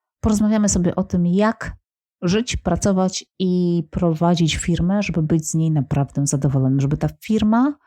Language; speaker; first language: Polish; native; Polish